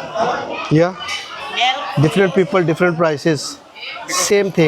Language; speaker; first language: English; non-native, learner; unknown